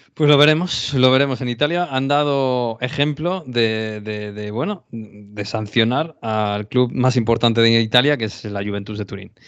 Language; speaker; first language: Spanish; native; Spanish